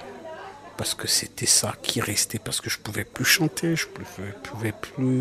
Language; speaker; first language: French; non-native, local second language; Kinyarwanda